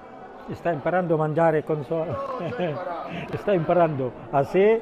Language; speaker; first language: Italian; non-native, learner; Filipino